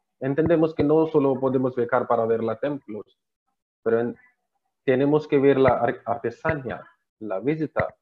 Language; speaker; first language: Spanish; non-native, learner; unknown